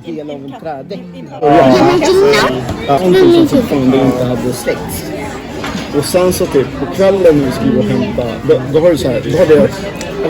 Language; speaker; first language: Swedish; native; Swedish